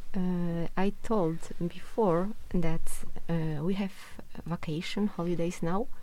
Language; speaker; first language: English; non-native, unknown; Polish